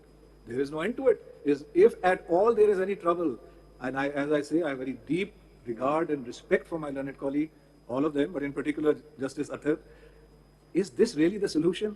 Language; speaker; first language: English; non-native, local second language; Urdu